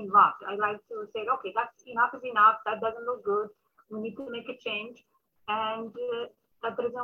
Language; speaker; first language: English; non-native, fluent; Amharic